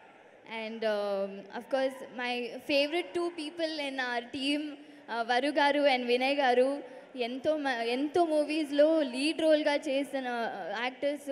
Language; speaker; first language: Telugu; non-native, learner; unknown